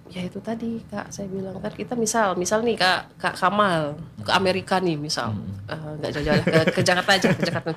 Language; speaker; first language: Indonesian; native; Indonesian